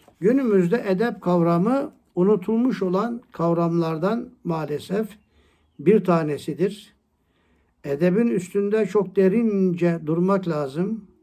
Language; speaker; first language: Turkish; native; Turkish